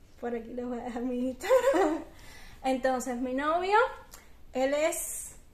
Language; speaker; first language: Spanish; native; Spanish